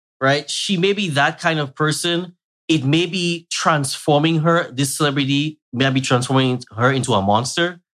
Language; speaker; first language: English; native; English